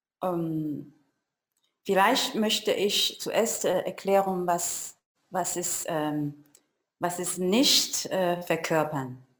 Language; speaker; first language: German; non-native, learner; Chinese